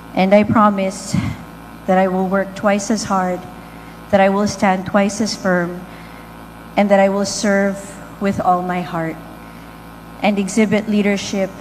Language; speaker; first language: English; non-native, local second language; Filipino